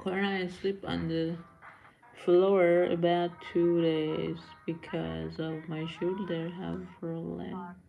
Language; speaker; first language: English; non-native, learner; Persian